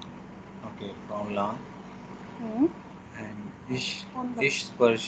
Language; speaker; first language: German; non-native, learner; Hindi